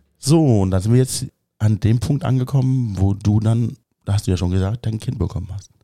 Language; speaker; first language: German; native; German